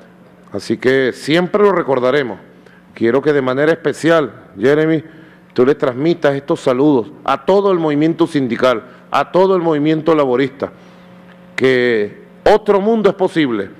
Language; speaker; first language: Spanish; native; Spanish